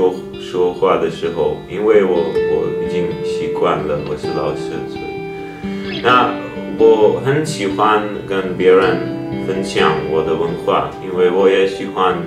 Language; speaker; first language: Chinese; non-native, fluent; Czech